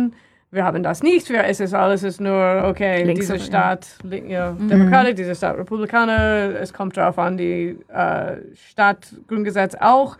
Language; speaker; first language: German; non-native, learner; English